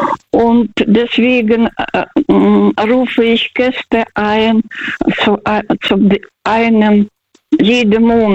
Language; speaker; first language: German; non-native, fluent; Russian